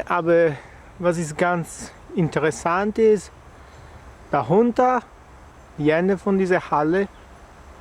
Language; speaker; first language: German; non-native, learner; Italian